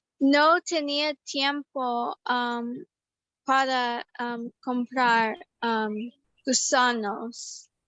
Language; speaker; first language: Spanish; non-native, learner; English